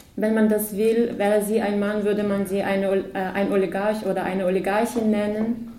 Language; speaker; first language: German; non-native, fluent; Ukrainian